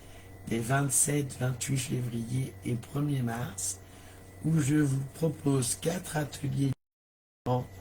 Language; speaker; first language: French; native; French